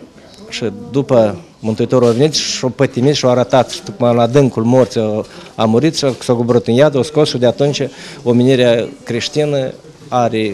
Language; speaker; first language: Romanian; native; Romanian